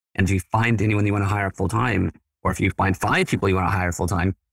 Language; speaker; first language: English; early bilingual, other home language; Spanish